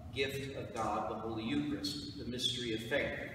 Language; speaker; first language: English; native; English